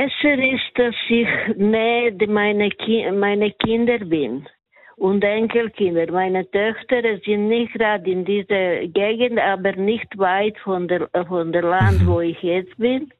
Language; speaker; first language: German; non-native, learner; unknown